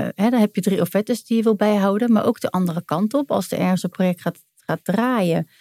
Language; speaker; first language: Dutch; native; Dutch